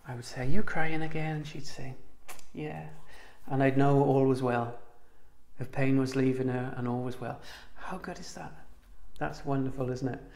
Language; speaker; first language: English; native; English